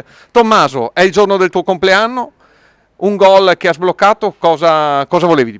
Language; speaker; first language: Italian; native; Italian